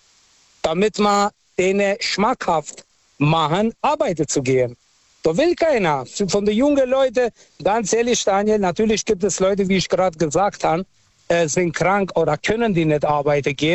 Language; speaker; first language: German; early bilingual, other home language; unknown